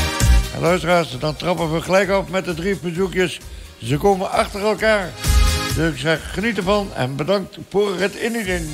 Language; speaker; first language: Dutch; native; Dutch